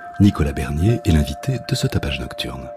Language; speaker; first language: French; native; French